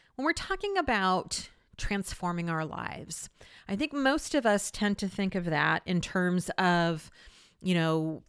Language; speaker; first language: English; native; English